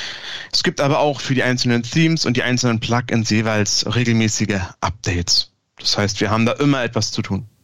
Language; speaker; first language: German; native; German